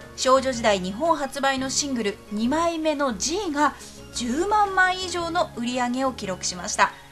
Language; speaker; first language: Japanese; native; Japanese